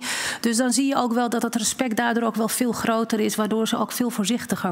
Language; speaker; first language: Dutch; native; Dutch